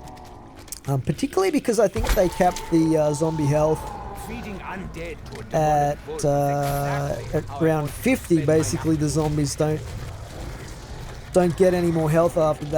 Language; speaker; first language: English; native; English